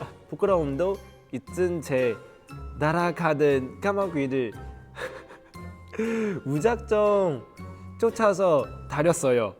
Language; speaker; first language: Korean; non-native, fluent; Cantonese